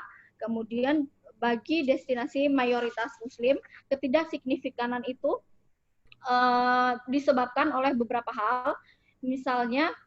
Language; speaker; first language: Indonesian; native; Indonesian